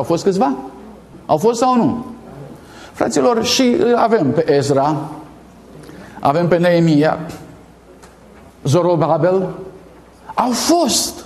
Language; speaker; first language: Romanian; native; Romanian